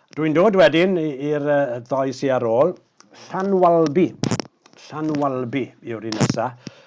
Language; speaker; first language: Welsh; native; Welsh